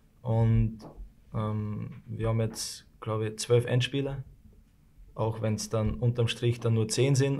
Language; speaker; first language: German; native; German